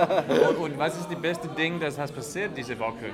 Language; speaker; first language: German; non-native, learner; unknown